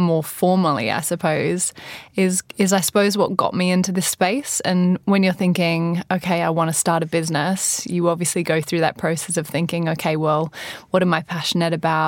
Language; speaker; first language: English; native; English